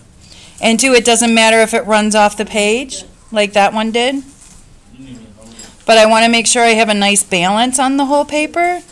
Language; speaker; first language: English; native; English